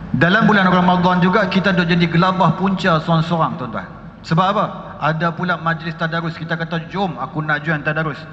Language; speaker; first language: Malay; native; Malay